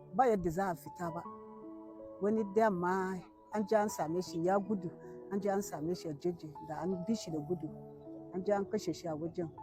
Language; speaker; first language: Hausa; non-native, local second language; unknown